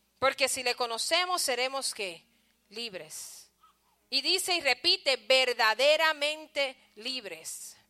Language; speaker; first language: Spanish; early bilingual, heritage; Spanish